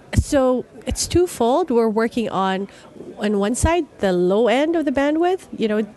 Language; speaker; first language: English; non-native, local second language; Filipino